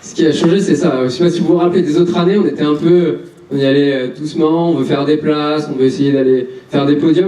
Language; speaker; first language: French; native; French